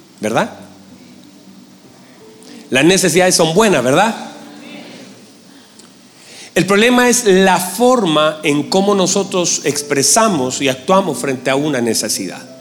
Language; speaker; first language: Spanish; native; Spanish